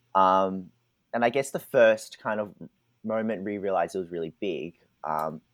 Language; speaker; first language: English; native; English